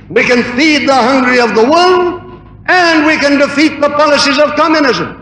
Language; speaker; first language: English; native; English